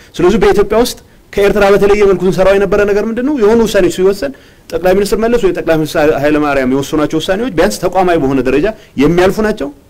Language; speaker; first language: Amharic; non-native, local second language; Tigrinya